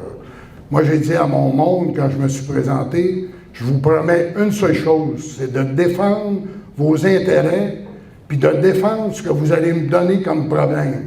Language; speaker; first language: French; native; French